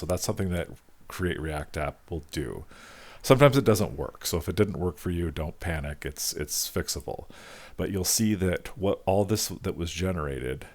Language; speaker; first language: English; native; English